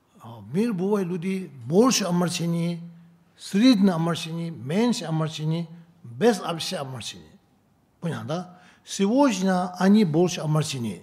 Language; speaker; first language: Russian; non-native, learner; Tibetan